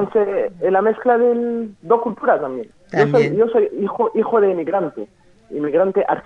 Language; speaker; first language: Spanish; non-native, fluent; French